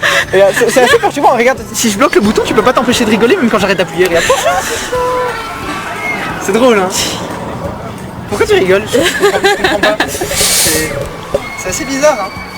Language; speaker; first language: French; native; French